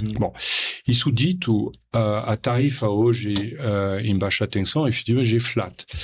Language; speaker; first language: Portuguese; non-native, fluent; French